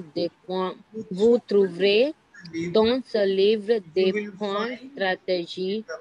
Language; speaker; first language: French; non-native, learner; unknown